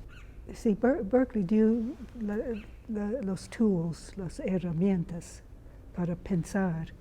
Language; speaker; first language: Spanish; non-native, fluent; English